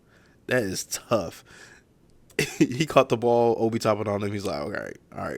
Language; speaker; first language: English; native; English